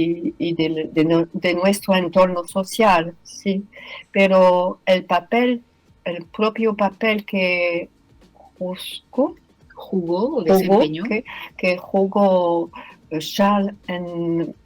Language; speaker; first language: Spanish; non-native, fluent; French